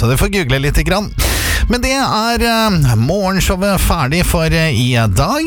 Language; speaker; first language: Norwegian; native; Norwegian